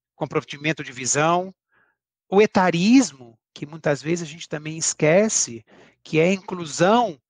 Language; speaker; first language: Portuguese; native; Portuguese